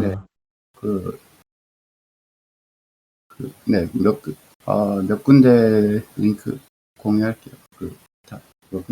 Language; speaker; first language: Korean; early bilingual, heritage; Korean